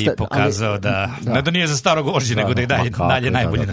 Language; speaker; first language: Serbian; native; Serbian